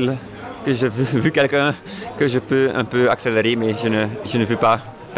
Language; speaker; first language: French; non-native, fluent; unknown